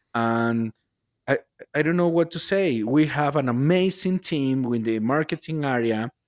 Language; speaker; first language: English; non-native, learner; Spanish